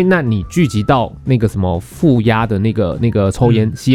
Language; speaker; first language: Chinese; native; Chinese